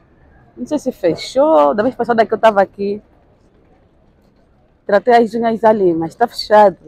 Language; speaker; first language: Portuguese; native; Portuguese